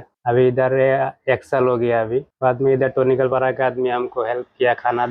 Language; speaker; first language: Hindi; non-native, local second language; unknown